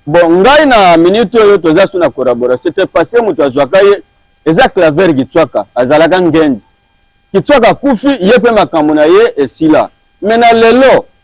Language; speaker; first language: Lingala; non-native, local second language; Kituba (Democratic Republic of Congo)